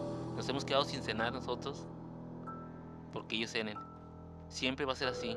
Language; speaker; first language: Spanish; native; Spanish